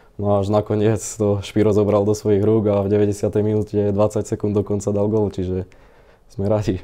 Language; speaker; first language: Slovak; native; Slovak